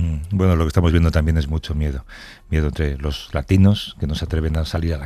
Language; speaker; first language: Spanish; native; Spanish